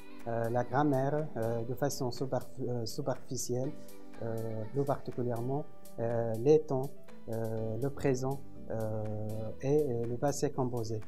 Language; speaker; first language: French; non-native, fluent; Arabic